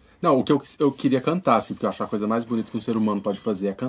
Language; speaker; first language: Portuguese; native; Portuguese